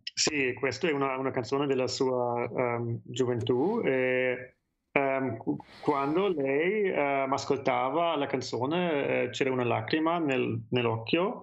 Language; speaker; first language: Italian; non-native, learner; German